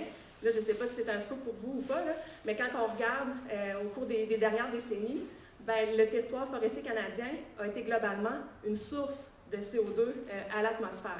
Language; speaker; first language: French; native; French